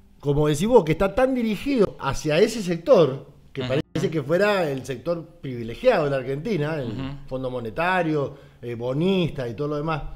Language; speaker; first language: Spanish; native; Spanish